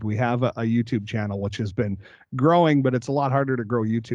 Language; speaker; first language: English; native; English